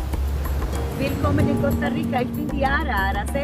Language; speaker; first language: German; non-native, fluent; Spanish